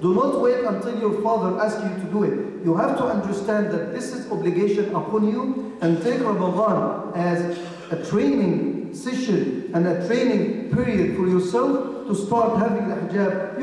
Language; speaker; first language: English; non-native, fluent; Arabic